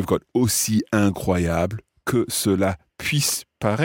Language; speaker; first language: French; non-native, fluent; English